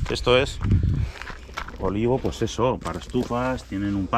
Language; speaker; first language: Spanish; native; Spanish